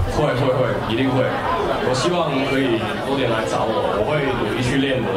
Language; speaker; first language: Chinese; early bilingual, heritage; Chinese